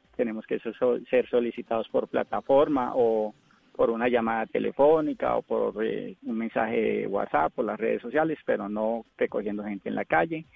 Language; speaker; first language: Spanish; native; Spanish